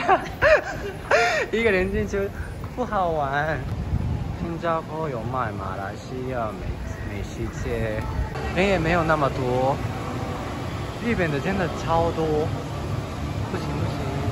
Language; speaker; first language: Chinese; non-native, fluent; Japanese